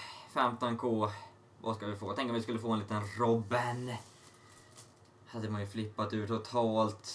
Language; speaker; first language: Swedish; native; Swedish